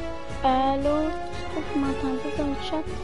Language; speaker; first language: French; native; French